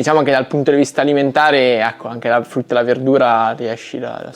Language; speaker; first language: Italian; native; Italian